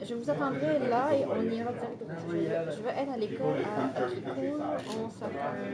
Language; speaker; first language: French; native; French